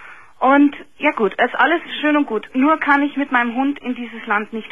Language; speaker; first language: German; native; German